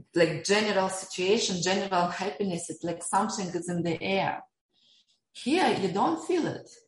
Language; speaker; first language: English; non-native, fluent; Russian